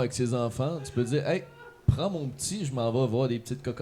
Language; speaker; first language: French; native; French